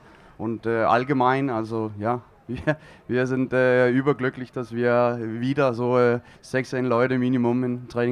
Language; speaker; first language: German; non-native, fluent; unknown